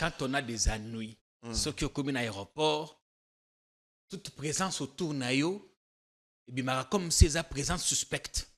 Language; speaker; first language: French; non-native, local second language; Lingala